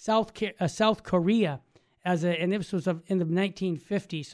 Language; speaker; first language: English; native; English